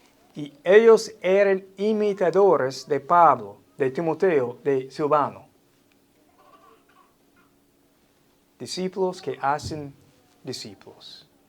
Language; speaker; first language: Spanish; non-native, fluent; English